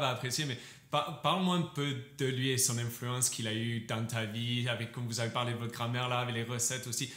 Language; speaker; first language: French; native; French